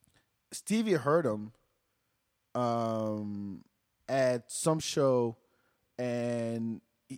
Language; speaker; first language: English; non-native, fluent; Wolof